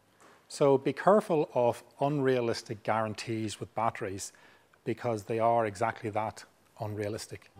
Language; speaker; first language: English; native; English